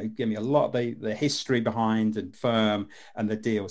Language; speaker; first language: English; native; English